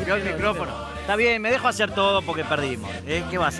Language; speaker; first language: Spanish; native; Spanish